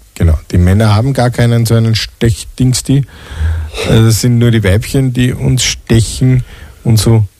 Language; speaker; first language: German; native; German